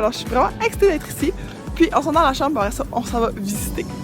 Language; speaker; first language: French; native; French